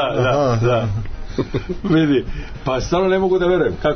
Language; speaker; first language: Serbian; native; Serbian